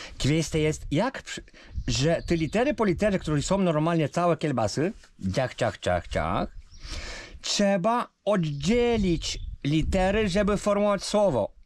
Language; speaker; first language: Polish; early bilingual, heritage; Polish